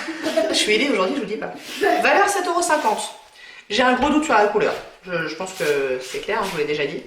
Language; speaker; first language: French; native; French